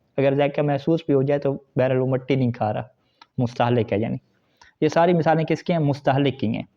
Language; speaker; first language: Urdu; non-native, local second language; Punjabi